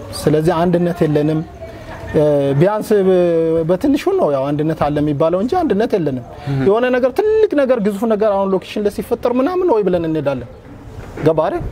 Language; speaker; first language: Amharic; non-native, local second language; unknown